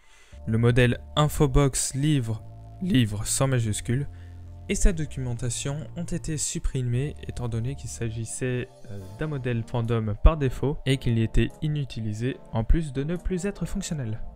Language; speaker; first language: French; native; French